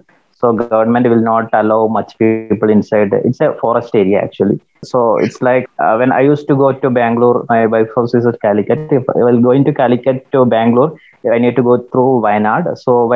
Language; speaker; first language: English; non-native, local second language; Malayalam